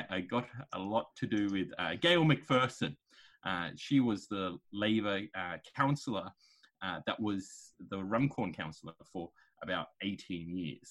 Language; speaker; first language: English; native; English